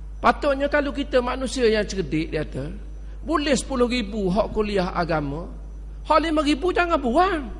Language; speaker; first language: Malay; native; Malay